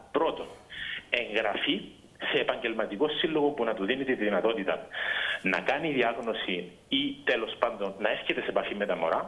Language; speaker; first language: Greek; native; Greek